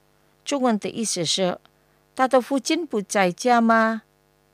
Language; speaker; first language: Chinese; early bilingual, heritage; Chinese